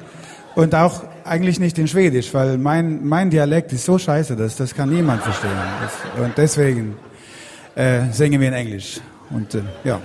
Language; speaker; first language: German; non-native, fluent; Swedish